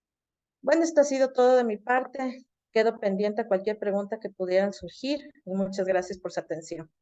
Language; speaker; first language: Spanish; native; Spanish